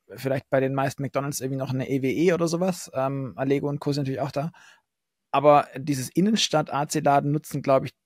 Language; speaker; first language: German; native; German